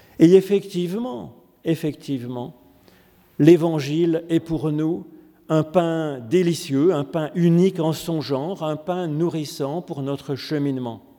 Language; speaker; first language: French; native; French